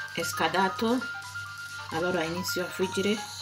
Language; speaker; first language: Italian; non-native, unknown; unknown